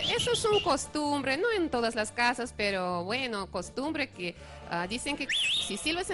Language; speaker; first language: Spanish; non-native, fluent; Russian